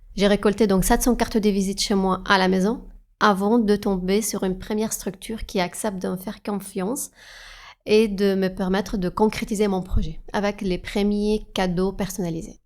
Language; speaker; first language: French; non-native, fluent; Arabic